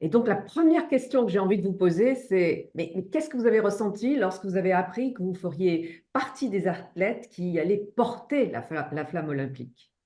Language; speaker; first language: French; native; French